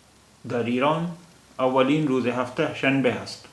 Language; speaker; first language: Persian; non-native, fluent; Urdu